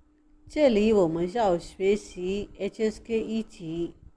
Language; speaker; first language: Chinese; non-native, fluent; Urdu